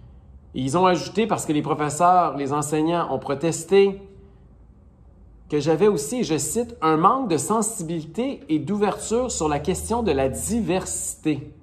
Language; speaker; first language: French; native; French